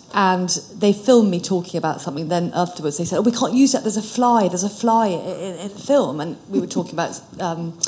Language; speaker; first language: English; native; English